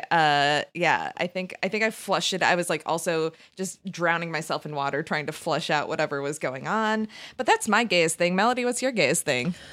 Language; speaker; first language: English; native; English